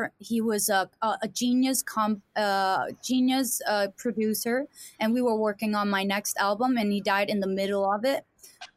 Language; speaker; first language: English; non-native, fluent; Danish